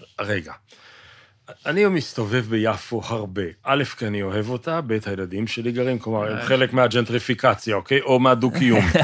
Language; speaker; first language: Hebrew; native; Hebrew